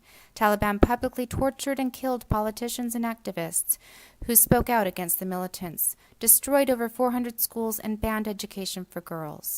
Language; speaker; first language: English; native; English